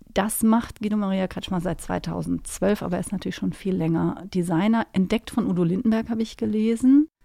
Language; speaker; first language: German; native; German